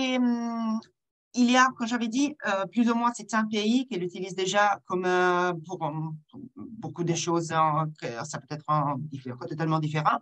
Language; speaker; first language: French; non-native, fluent; Italian